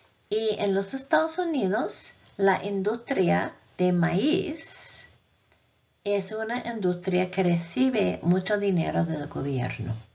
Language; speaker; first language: Spanish; non-native, fluent; English